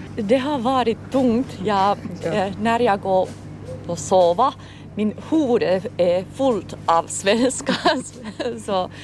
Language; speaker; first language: Swedish; non-native, local second language; Finnish